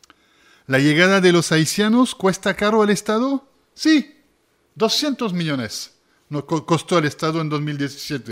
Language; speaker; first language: Spanish; native; Spanish